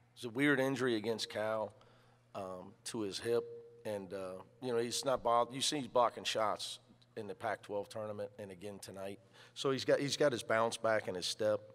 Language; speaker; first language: English; native; English